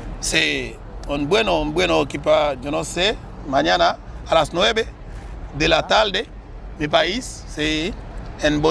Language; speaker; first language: Spanish; non-native, learner; Haitian Creole